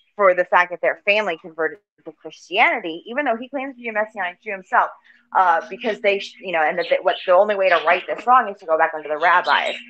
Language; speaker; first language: English; native; English